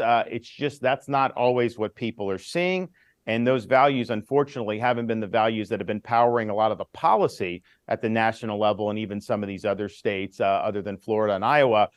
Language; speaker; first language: English; native; English